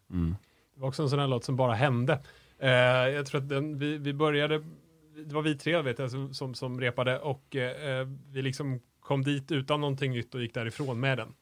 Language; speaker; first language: Swedish; native; Swedish